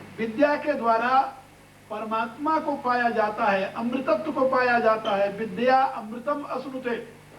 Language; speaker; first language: Hindi; native; Hindi